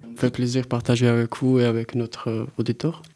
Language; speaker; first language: French; non-native, learner; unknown